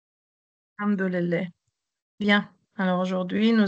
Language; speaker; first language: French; non-native, local second language; Arabic